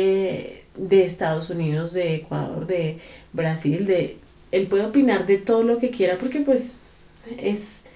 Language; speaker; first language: Spanish; native; Spanish